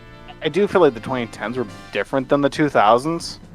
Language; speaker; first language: English; native; English